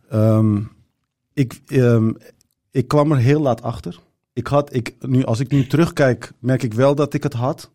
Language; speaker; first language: Dutch; early bilingual, other home language; Turkish